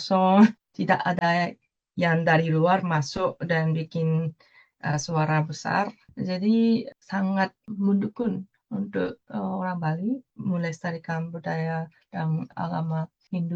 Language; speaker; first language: Indonesian; non-native, fluent; Japanese